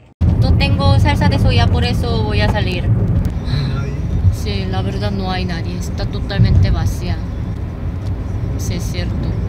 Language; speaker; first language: Spanish; non-native, fluent; Korean